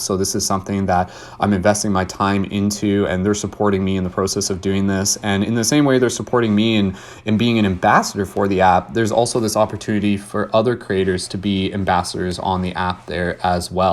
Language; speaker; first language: English; native; English